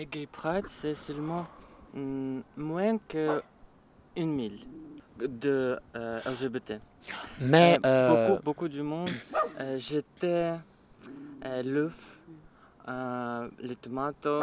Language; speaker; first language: French; non-native, learner; Ukrainian